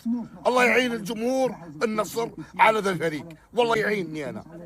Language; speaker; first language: Arabic; native; Arabic